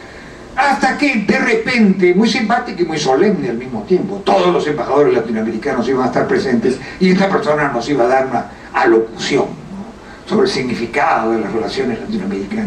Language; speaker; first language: Spanish; native; Spanish